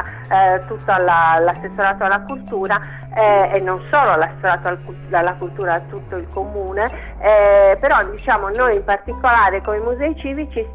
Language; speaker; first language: Italian; native; Italian